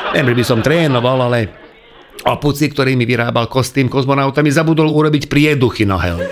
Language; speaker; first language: Slovak; non-native, local second language; Hungarian